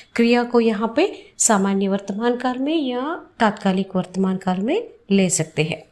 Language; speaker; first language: Hindi; non-native, local second language; Telugu